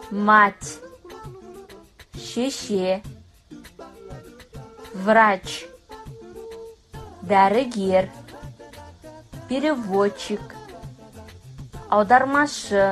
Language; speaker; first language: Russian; non-native, fluent; Kazakh